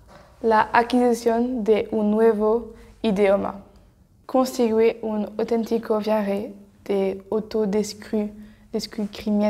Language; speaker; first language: Spanish; non-native, learner; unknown